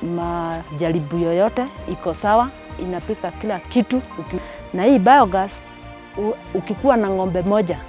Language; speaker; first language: Swahili; non-native, local second language; Meru